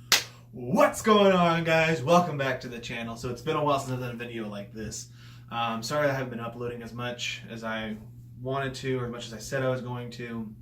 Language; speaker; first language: English; native; English